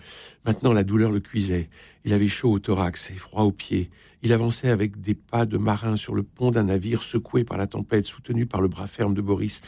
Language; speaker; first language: French; native; French